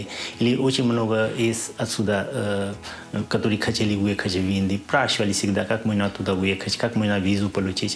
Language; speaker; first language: Russian; non-native, fluent; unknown